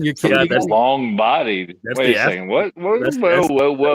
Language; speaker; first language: English; native; English